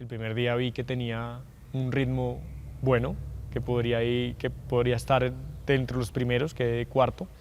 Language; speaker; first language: Spanish; native; Spanish